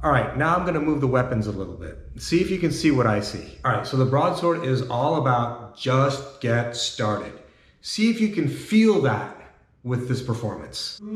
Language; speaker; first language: English; native; English